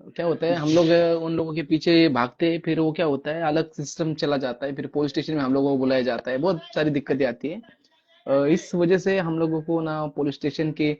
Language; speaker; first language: Hindi; non-native, local second language; Marathi